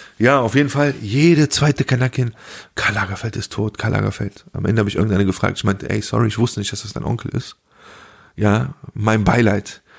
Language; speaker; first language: German; early bilingual, other home language; Turkish